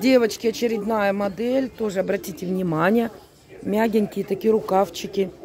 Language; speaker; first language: Russian; native; Russian